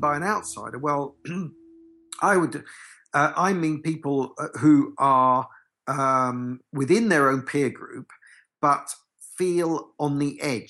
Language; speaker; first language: English; native; English